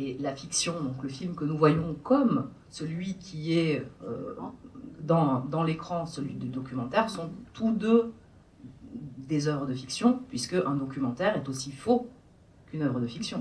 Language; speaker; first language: French; native; French